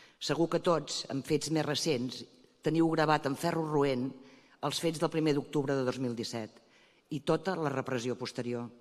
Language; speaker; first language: Catalan; native; Catalan